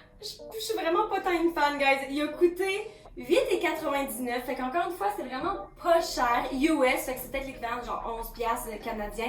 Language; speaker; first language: French; native; French